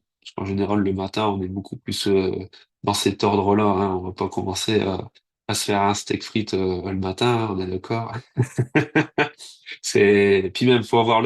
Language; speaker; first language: French; native; French